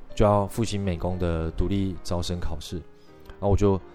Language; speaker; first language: Chinese; native; Chinese